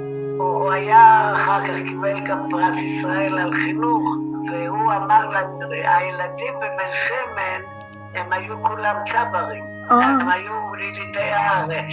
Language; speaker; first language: Hebrew; non-native, fluent; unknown